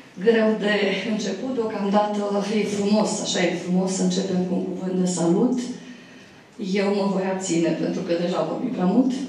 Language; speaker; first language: Romanian; native; Romanian